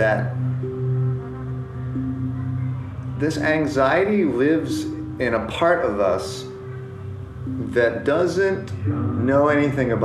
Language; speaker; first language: English; native; English